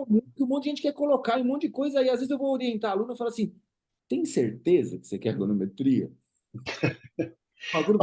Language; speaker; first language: Portuguese; native; Portuguese